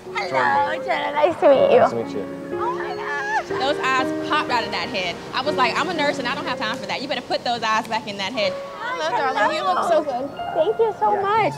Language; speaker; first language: English; native; English